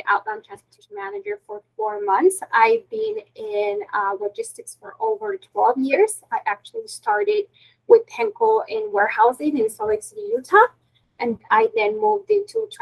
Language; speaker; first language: English; non-native, fluent; Spanish